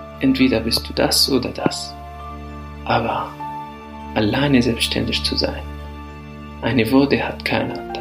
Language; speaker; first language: German; non-native, fluent; Arabic